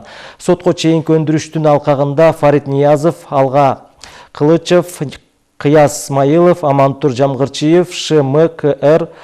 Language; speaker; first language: Kyrgyz; native; Kyrgyz